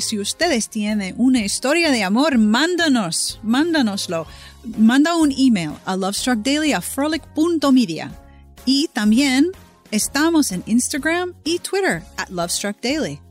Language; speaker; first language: Spanish; non-native, learner; English